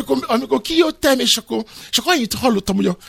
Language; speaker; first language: Hungarian; non-native, fluent; Yoruba